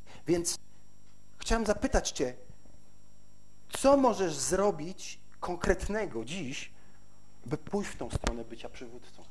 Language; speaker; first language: Polish; native; Polish